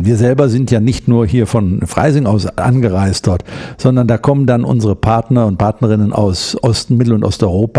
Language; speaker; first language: German; native; German